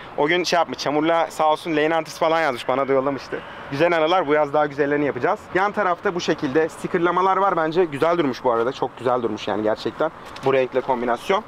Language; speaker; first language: Turkish; native; Turkish